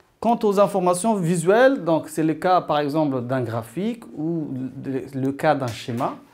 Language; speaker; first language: French; non-native, local second language; Arabic